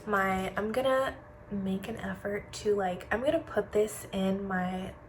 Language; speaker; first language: English; native; English